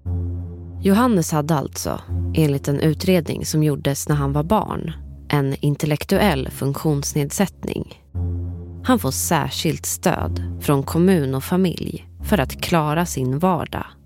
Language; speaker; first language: Swedish; native; Swedish